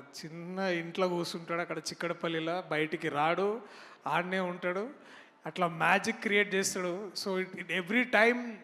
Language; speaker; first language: Telugu; native; Telugu